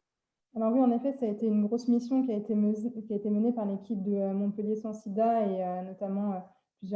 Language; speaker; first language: French; native; French